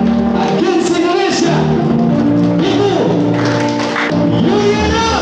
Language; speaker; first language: Indonesian; native; Indonesian